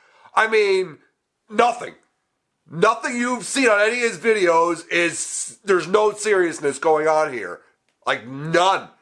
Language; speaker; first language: English; native; English